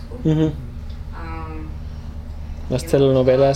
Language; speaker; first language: Spanish; early bilingual, other home language; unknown